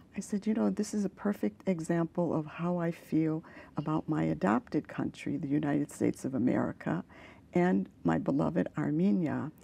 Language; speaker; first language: English; early bilingual, other home language; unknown